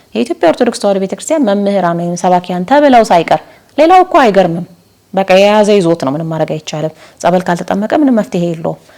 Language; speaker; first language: Amharic; native; Amharic